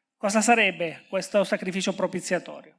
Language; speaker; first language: Italian; native; Italian